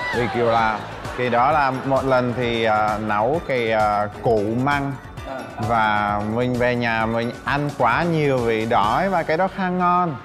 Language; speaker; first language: Vietnamese; non-native, fluent; Czech